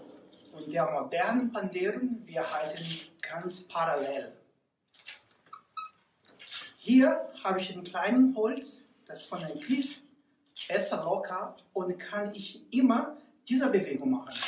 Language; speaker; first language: German; non-native, learner; Portuguese